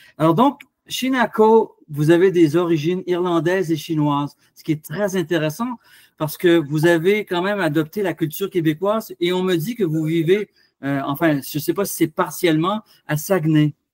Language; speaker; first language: French; native; French